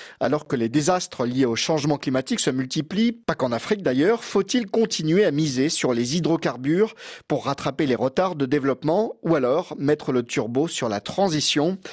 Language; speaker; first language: French; native; French